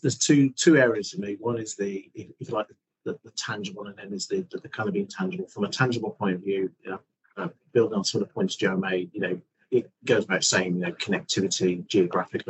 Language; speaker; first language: English; native; English